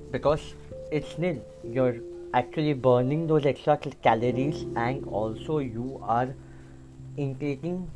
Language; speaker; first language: English; non-native, local second language; Bangla